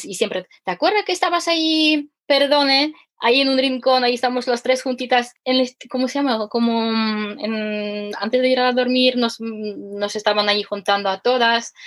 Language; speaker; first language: Spanish; non-native, fluent; Ukrainian